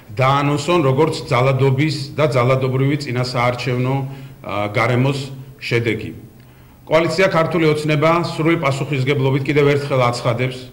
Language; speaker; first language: Georgian; native; Georgian